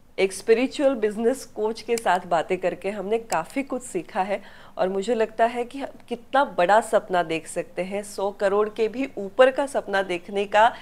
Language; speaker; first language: Hindi; non-native, local second language; Marathi